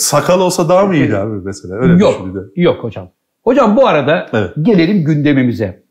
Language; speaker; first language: Turkish; native; Turkish